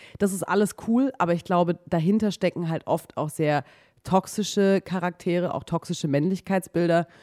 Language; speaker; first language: German; native; German